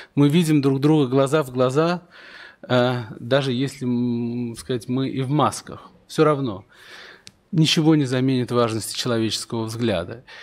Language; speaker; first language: Russian; native; Russian